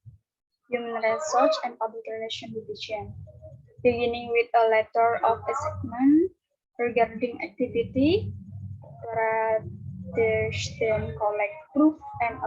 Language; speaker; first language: English; non-native, learner; Indonesian